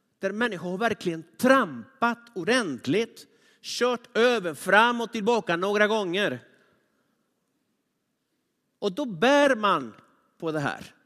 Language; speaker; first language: Swedish; non-native, fluent; Spanish